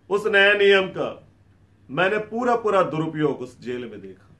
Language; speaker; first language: Hindi; native; Hindi